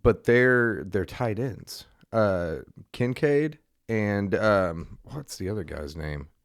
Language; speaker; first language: English; native; English